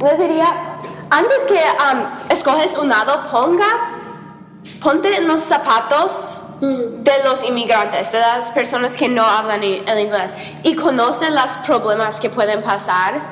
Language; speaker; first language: Spanish; non-native, learner; English